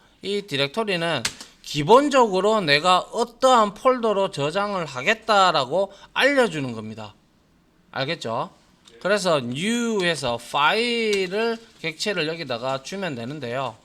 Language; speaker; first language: Korean; native; Korean